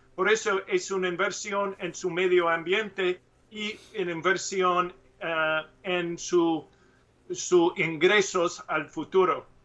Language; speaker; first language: Spanish; non-native, learner; English